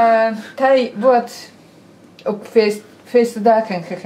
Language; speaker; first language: Dutch; non-native, fluent; Japanese